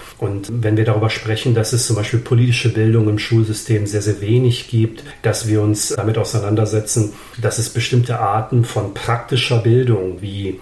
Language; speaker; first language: German; early bilingual, other home language; Serbian